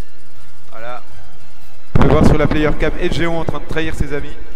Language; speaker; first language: French; native; French